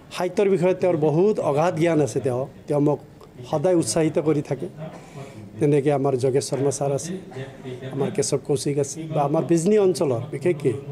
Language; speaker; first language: Assamese; non-native, local second language; Nepali